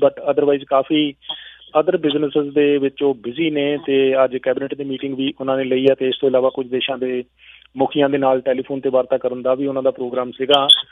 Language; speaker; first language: Punjabi; native; Punjabi